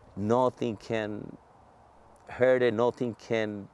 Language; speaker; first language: English; non-native, fluent; Spanish